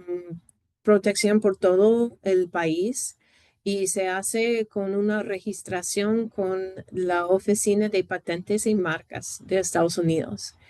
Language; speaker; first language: Spanish; non-native, fluent; English